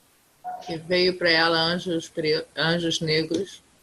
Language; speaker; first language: Portuguese; non-native, fluent; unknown